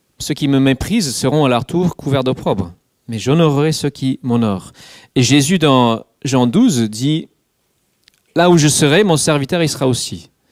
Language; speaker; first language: French; non-native, fluent; English